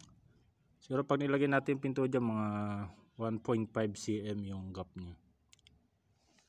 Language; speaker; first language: Filipino; native; Filipino